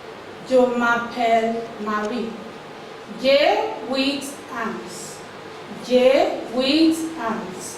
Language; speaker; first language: French; non-native, fluent; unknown